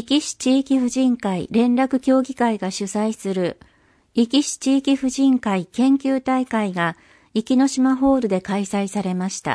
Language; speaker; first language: Japanese; native; Japanese